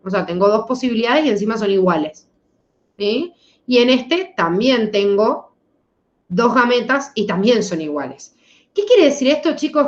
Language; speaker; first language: Spanish; native; Spanish